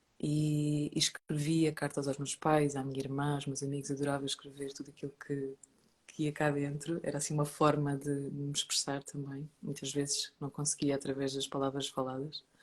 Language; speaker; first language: Portuguese; native; Portuguese